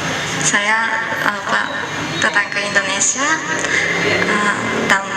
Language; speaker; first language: Indonesian; non-native, learner; Japanese